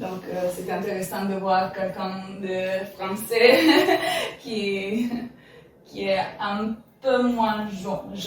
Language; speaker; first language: French; non-native, learner; Italian